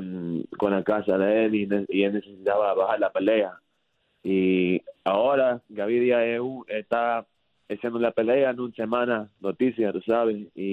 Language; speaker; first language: Spanish; early bilingual, heritage; English